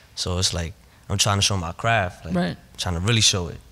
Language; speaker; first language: English; native; English